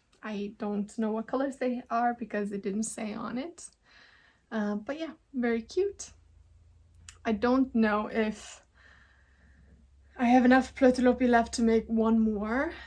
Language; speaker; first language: English; non-native, fluent; Norwegian